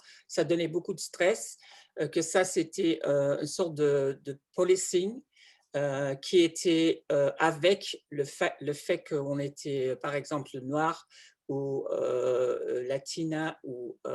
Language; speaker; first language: French; non-native, fluent; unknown